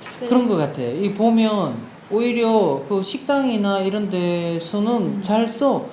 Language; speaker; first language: Korean; non-native, local second language; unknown